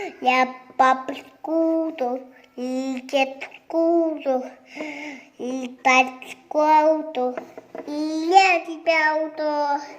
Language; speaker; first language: Russian; non-native, local second language; Kazakh